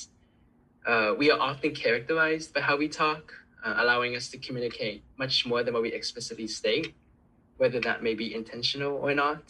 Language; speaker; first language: English; early bilingual, other home language; Cantonese